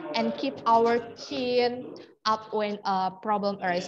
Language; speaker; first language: English; non-native, fluent; Indonesian